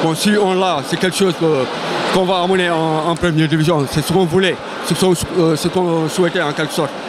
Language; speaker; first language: French; non-native, local second language; Wolof